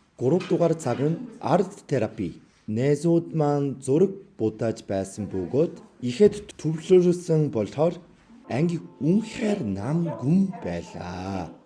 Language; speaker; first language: Mongolian; non-native, fluent; Korean